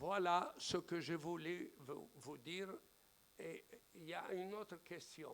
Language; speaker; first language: French; non-native, fluent; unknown